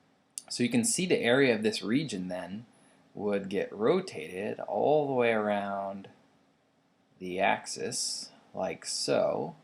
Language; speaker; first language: English; native; English